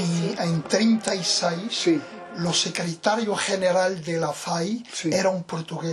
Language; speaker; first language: Spanish; non-native, fluent; Portuguese